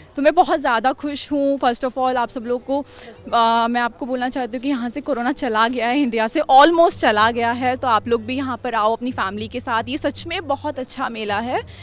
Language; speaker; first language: Hindi; native; Hindi